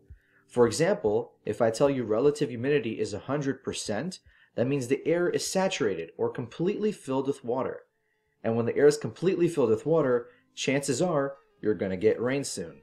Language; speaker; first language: English; native; English